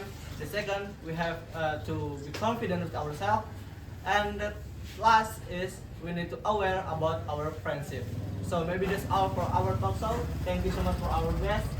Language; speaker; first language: English; non-native, learner; Indonesian